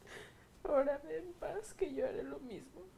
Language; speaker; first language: Spanish; native; Spanish